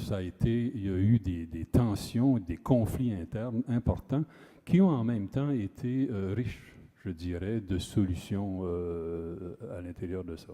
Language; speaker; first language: French; native; French